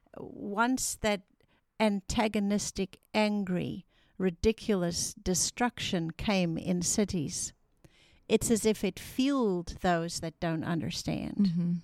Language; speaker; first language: English; non-native, local second language; Afrikaans